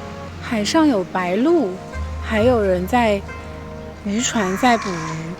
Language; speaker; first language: Chinese; native; Chinese